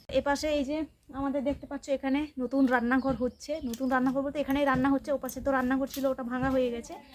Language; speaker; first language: Bangla; native; Bangla